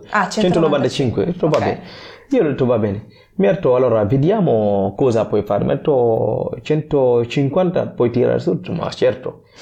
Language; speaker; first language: Italian; non-native, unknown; Fula